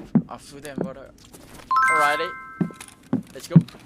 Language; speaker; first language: English; non-native, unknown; Korean